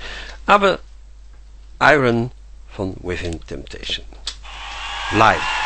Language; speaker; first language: German; non-native, fluent; Dutch